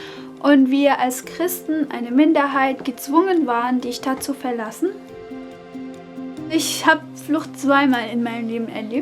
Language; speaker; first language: German; non-native, fluent; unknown